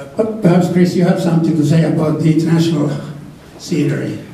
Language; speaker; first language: English; non-native, fluent; Finnish